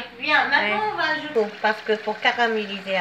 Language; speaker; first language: French; non-native, fluent; Arabic